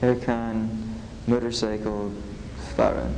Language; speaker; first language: German; non-native, learner; English